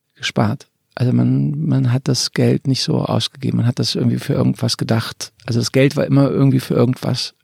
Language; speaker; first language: German; early bilingual, other home language; Croatian